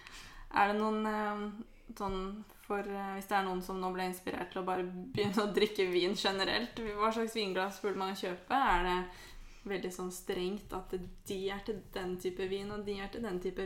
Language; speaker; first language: Norwegian; native; Norwegian